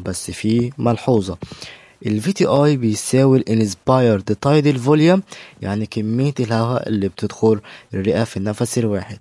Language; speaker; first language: Arabic; native; Arabic